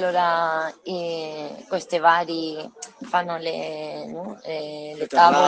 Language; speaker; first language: Italian; non-native, learner; Spanish